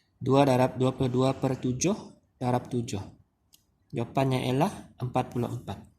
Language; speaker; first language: Malay; native; Malay